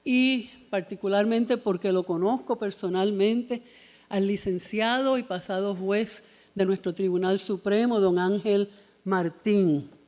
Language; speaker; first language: Spanish; native; Spanish